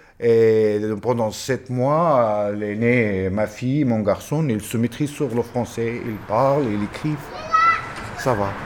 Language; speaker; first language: French; non-native, fluent; Pashto